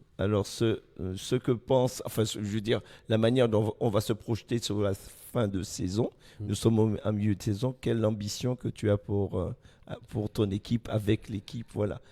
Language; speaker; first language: French; native; French